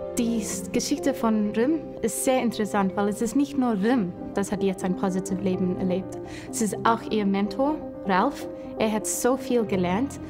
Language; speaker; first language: German; non-native, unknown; English